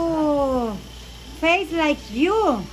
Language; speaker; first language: English; non-native, learner; Spanish